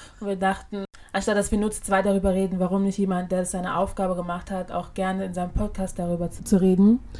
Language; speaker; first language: German; early bilingual, other home language; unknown